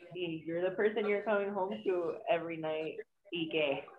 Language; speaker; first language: Spanish; early bilingual, heritage; Spanish